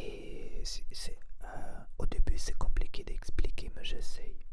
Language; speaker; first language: French; non-native, learner; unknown